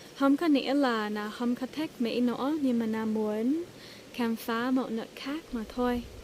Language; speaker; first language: Vietnamese; early bilingual, heritage; English